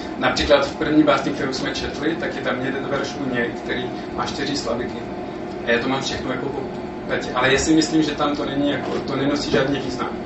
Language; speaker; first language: Czech; non-native, fluent; French